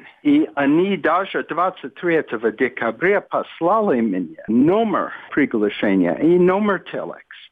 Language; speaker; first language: Russian; non-native, fluent; English